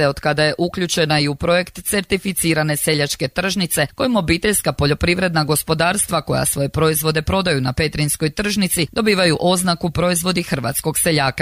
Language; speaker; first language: Serbian; native; Serbian